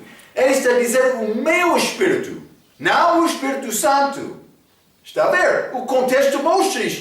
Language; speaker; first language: Portuguese; non-native, learner; English